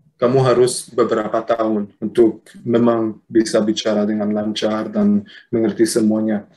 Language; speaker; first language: Indonesian; non-native, fluent; Luxembourgish